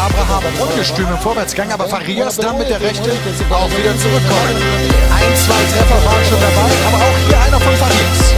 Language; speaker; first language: German; native; German